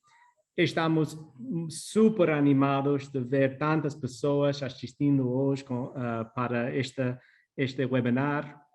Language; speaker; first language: Portuguese; non-native, fluent; English